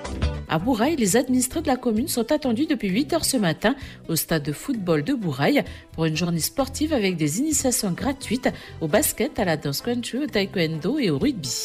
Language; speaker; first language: French; native; French